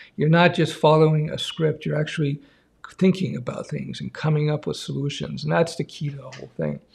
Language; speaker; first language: English; native; English